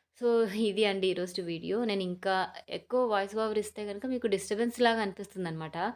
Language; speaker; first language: Telugu; native; Telugu